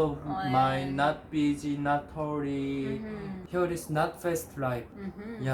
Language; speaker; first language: English; non-native, learner; Korean